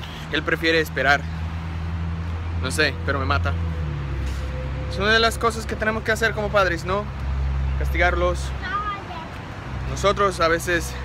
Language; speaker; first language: Spanish; non-native, fluent; English